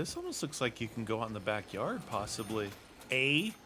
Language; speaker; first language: English; native; English